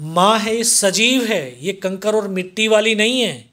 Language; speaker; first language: Hindi; native; Hindi